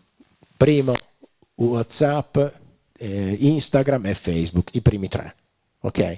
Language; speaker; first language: Italian; native; Italian